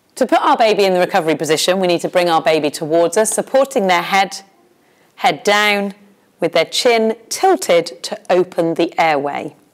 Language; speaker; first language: English; native; English